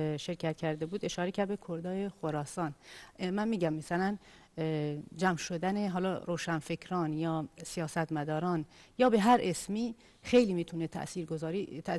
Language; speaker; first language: Persian; non-native, local second language; Kurdish